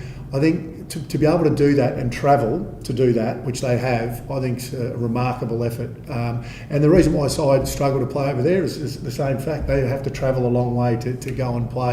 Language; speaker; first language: English; native; English